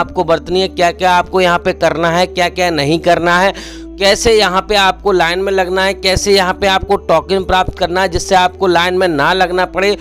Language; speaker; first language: Hindi; native; Hindi